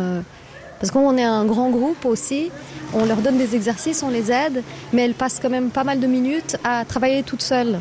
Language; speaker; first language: French; non-native, fluent; Portuguese